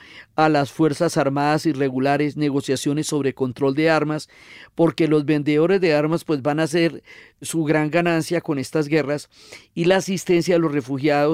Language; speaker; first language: Spanish; native; Spanish